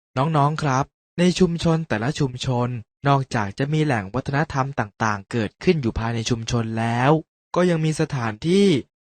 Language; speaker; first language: Thai; native; Thai